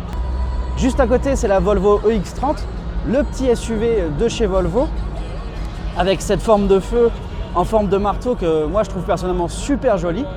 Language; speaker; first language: French; native; French